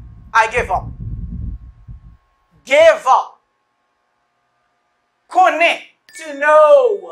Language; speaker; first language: English; non-native, fluent; Haitian Creole